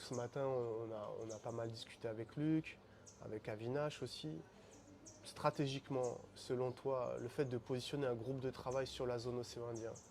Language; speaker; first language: French; native; French